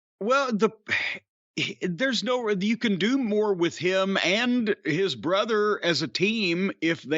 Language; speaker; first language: English; native; English